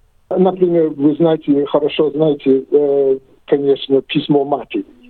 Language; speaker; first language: Russian; non-native, fluent; English